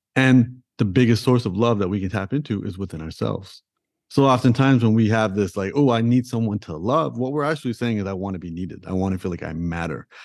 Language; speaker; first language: English; early bilingual, other home language; Punjabi